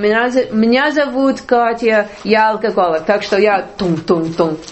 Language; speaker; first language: Russian; non-native, learner; English